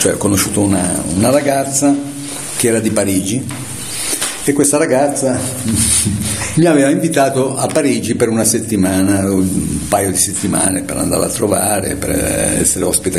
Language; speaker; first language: Italian; native; Italian